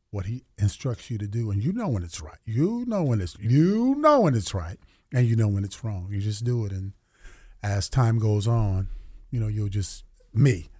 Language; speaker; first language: English; native; English